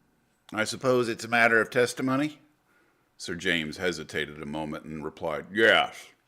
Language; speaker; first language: English; native; English